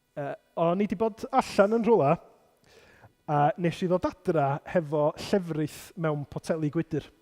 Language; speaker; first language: Welsh; native; Welsh